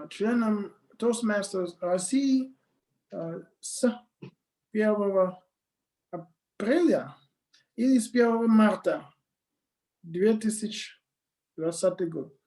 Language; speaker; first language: Russian; non-native, fluent; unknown